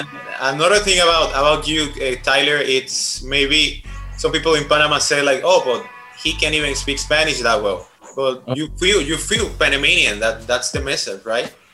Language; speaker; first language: English; non-native, fluent; Spanish